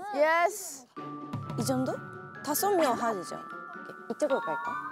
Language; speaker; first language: Korean; non-native, learner; Japanese